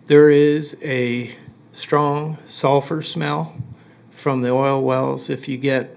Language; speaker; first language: English; native; English